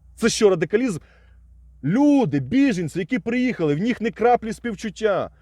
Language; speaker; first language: Ukrainian; non-native, local second language; Russian